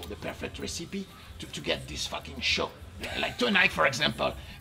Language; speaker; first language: English; non-native, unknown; French